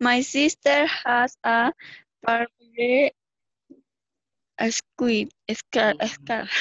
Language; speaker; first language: English; non-native, learner; Spanish